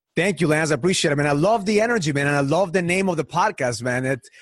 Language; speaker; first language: English; early bilingual, other home language; Spanish